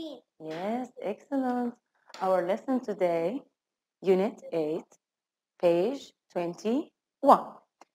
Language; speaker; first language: English; non-native, fluent; Arabic